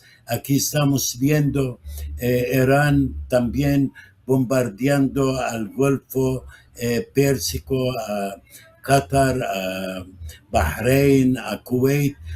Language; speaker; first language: Spanish; non-native, fluent; Arabic